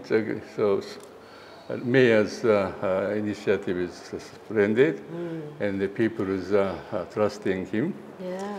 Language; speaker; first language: English; non-native, learner; Japanese